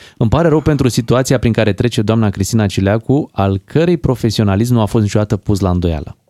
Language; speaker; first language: Romanian; native; Romanian